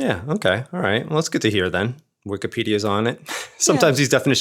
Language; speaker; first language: English; native; English